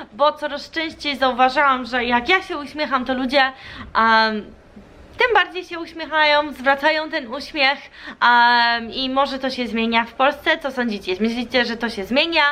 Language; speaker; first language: Polish; early bilingual, other home language; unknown